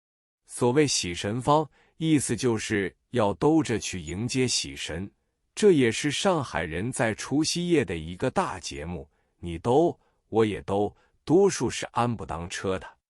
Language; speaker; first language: Chinese; native; Chinese